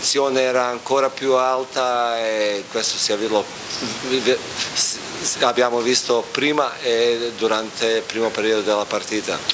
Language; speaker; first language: Italian; non-native, fluent; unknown